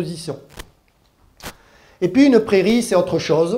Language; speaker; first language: French; early bilingual, other home language; German